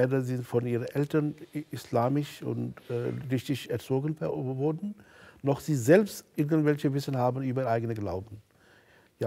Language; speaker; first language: German; non-native, fluent; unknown